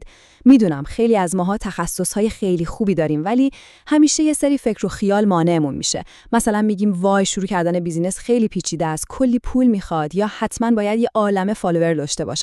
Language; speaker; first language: Persian; native; Persian